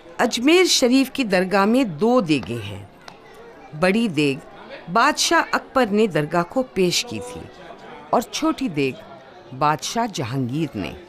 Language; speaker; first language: Urdu; native; Urdu